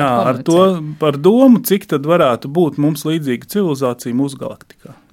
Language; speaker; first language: Latvian; native; Latvian